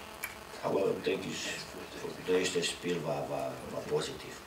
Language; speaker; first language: German; non-native, learner; Romanian